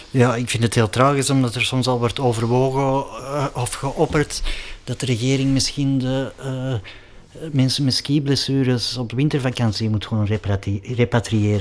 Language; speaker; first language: Dutch; native; Dutch